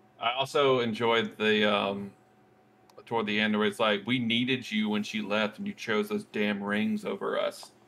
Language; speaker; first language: English; native; English